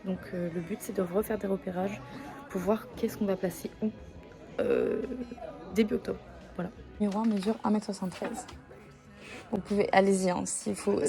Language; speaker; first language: French; native; French